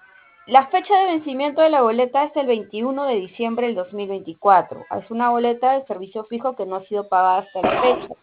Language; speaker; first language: Spanish; native; Spanish